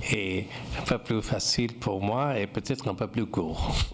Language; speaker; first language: French; non-native, fluent; English